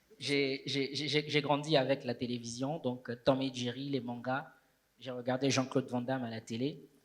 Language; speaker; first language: French; native; French